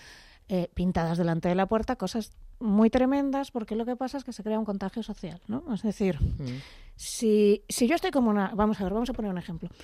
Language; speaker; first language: Spanish; native; Spanish